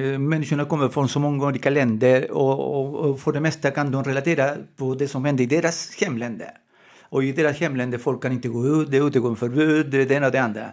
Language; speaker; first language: Swedish; non-native, fluent; Spanish